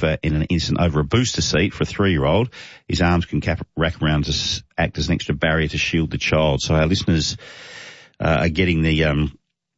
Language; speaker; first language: English; native; English